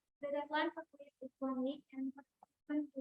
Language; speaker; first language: English; non-native, learner; Indonesian